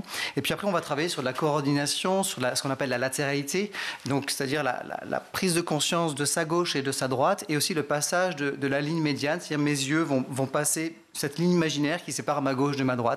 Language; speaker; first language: French; native; French